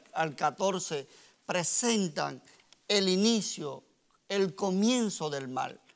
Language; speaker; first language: Spanish; native; Spanish